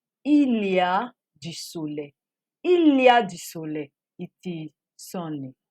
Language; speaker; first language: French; non-native, fluent; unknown